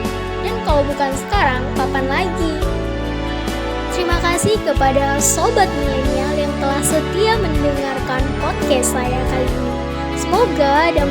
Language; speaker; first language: Indonesian; native; Indonesian